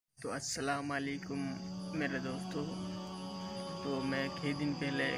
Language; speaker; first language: Hindi; non-native, fluent; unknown